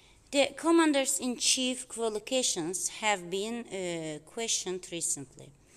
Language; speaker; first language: English; non-native, fluent; Azerbaijani